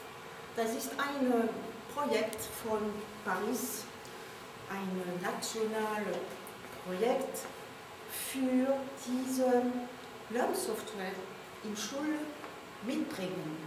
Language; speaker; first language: German; non-native, learner; French